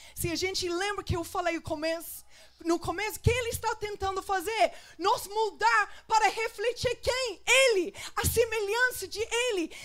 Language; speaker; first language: Portuguese; non-native, fluent; English